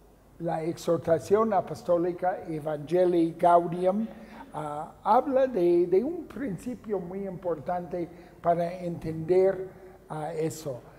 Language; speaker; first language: Spanish; non-native, fluent; English